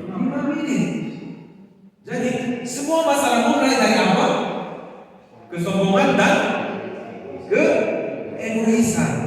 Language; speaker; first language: Indonesian; non-native, fluent; Korean